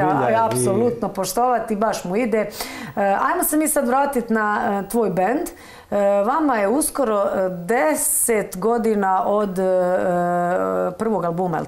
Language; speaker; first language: Croatian; native; Croatian